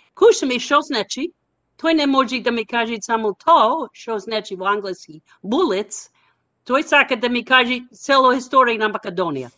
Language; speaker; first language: Macedonian; non-native, fluent; English